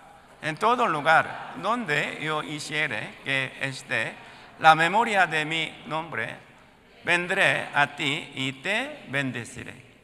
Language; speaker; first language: Spanish; non-native, learner; Korean